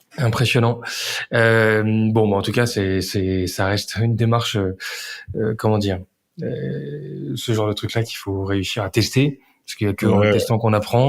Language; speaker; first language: French; native; French